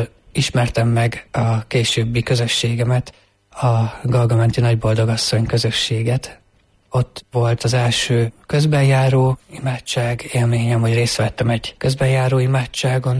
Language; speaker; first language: Hungarian; native; Hungarian